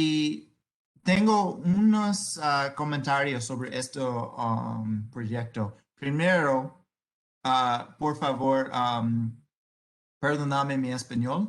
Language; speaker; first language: Spanish; non-native, learner; English